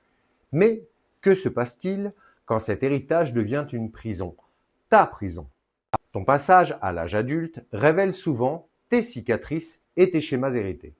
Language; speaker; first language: French; native; French